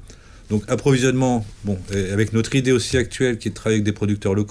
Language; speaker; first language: French; native; French